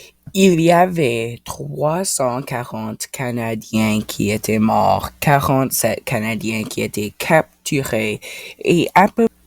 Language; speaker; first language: French; non-native, local second language; English